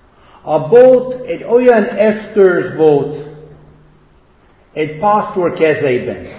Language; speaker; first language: Hungarian; non-native, fluent; English